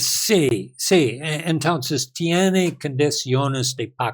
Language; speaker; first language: Spanish; non-native, learner; English